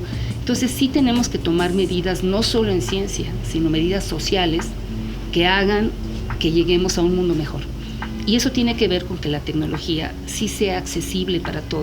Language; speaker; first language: Spanish; native; Spanish